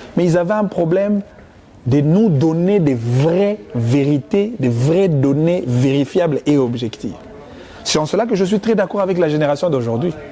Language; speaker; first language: French; non-native, local second language; Lingala